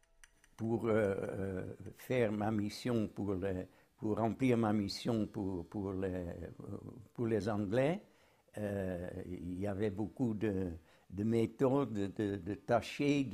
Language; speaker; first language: French; non-native, fluent; Dutch